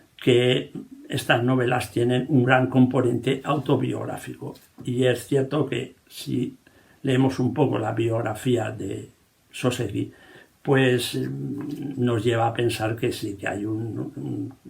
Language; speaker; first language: Spanish; native; Spanish